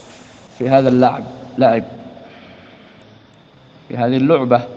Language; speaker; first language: Arabic; non-native, fluent; Indonesian